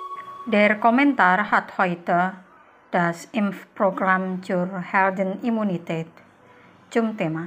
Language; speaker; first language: German; non-native, fluent; Indonesian